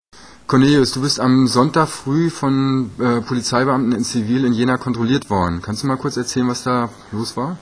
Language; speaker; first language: German; native; German